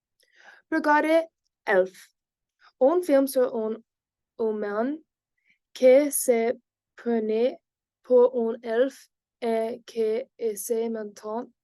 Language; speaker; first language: French; non-native, learner; English